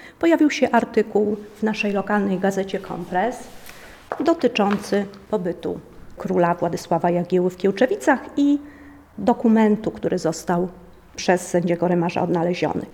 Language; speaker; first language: Polish; native; Polish